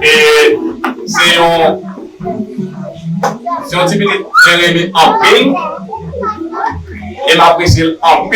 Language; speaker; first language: French; non-native, learner; Haitian Creole